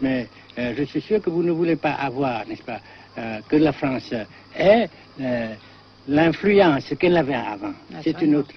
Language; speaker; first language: French; non-native, fluent; Vietnamese